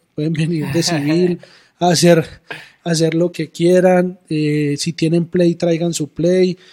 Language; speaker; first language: Spanish; native; Spanish